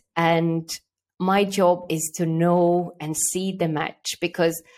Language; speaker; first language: English; early bilingual, other home language; Estonian